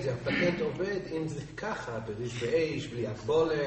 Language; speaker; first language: Hebrew; non-native, learner; English